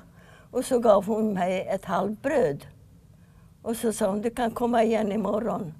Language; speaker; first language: Swedish; non-native, fluent; Yiddish